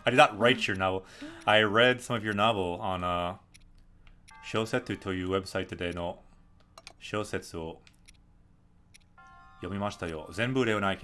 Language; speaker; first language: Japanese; non-native, fluent; English